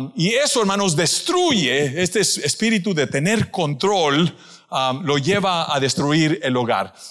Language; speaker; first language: Spanish; native; Spanish